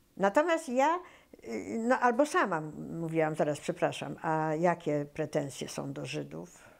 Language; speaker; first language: Polish; native; Polish